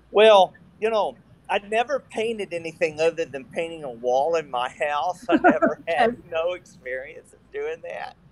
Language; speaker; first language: English; native; English